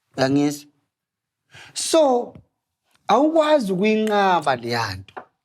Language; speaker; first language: Zulu; native; Zulu